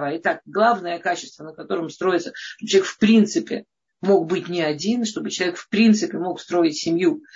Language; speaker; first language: Russian; early bilingual, heritage; Russian